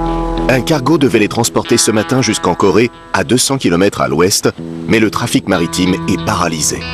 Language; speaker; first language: French; native; French